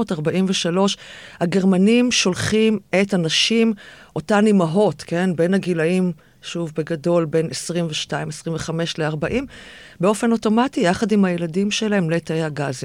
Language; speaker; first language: Hebrew; native; Hebrew